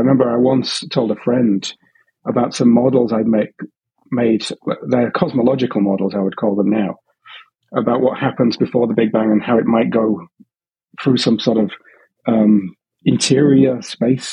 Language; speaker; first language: English; native; English